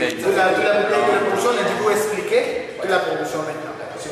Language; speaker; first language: French; non-native, learner; Spanish